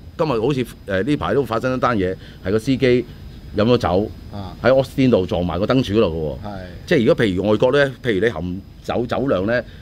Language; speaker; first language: Cantonese; native; Cantonese